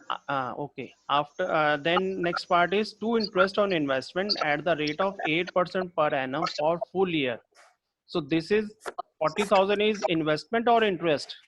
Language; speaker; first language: English; non-native, local second language; Hindi